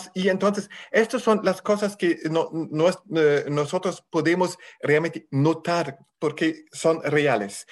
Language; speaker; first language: Spanish; non-native, fluent; German